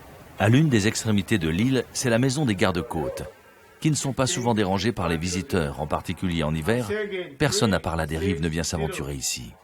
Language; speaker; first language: French; native; French